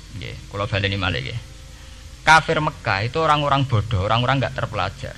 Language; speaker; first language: Indonesian; non-native, local second language; Javanese